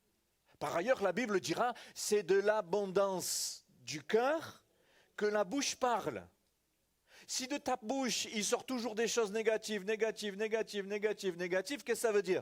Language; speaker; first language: French; native; French